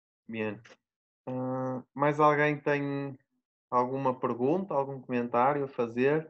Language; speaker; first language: Spanish; non-native, learner; Portuguese